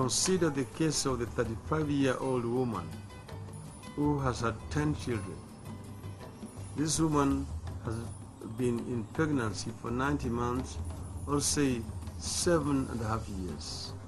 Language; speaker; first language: English; non-native, local second language; Luo (Kenya and Tanzania)